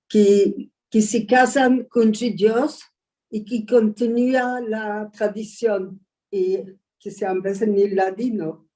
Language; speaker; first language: Spanish; early bilingual, heritage; Ladino